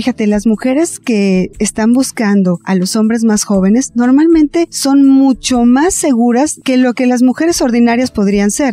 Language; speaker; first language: Spanish; native; Spanish